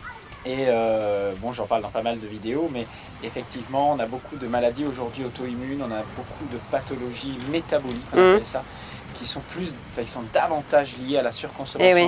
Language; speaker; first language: French; native; French